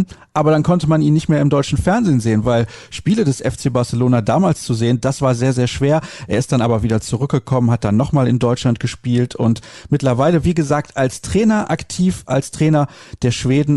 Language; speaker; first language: German; native; German